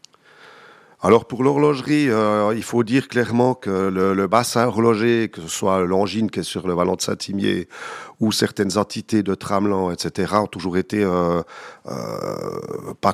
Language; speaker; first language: French; native; French